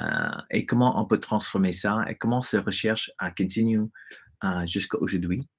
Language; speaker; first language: French; non-native, fluent; English